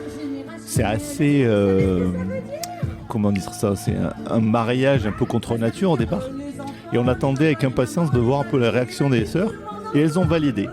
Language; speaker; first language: French; native; French